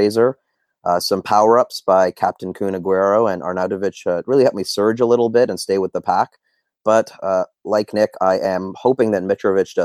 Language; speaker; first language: English; native; English